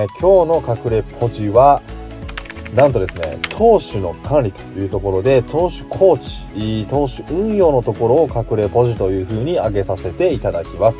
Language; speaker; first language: Japanese; native; Japanese